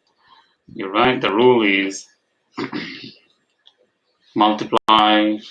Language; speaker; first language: English; non-native, fluent; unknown